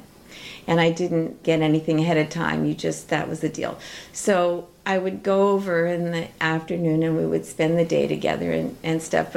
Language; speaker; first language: English; native; English